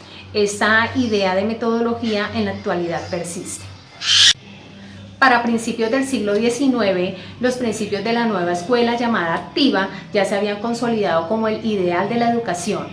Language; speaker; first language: Spanish; native; Spanish